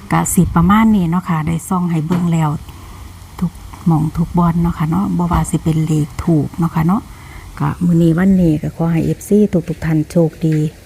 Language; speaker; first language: Thai; native; Thai